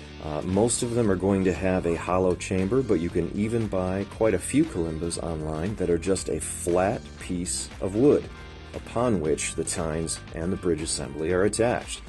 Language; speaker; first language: English; native; English